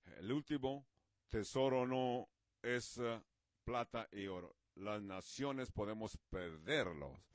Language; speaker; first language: Spanish; non-native, learner; Dutch